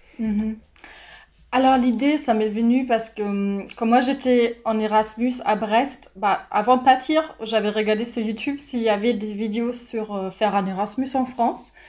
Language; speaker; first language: French; non-native, fluent; German